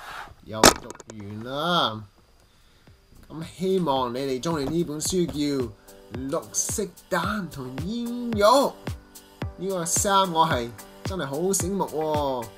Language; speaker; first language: Cantonese; early bilingual, heritage; English